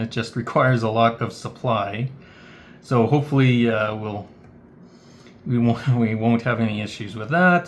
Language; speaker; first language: English; native; English